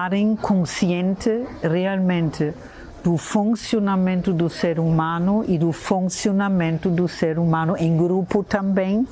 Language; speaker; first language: Portuguese; non-native, fluent; German